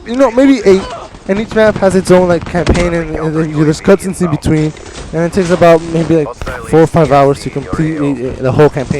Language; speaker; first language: English; native; English